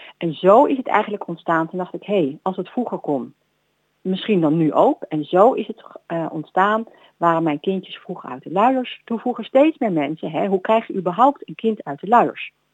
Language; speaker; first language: Dutch; native; Dutch